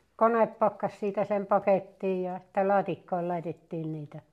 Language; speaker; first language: Finnish; native; Finnish